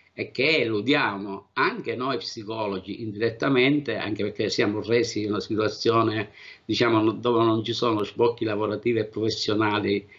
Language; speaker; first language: Italian; native; Italian